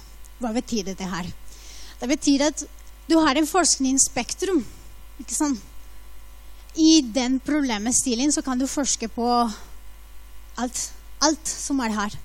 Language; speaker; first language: Norwegian; non-native, fluent; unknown